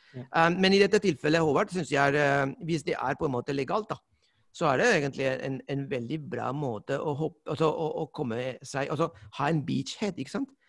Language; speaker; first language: Norwegian; non-native, fluent; Spanish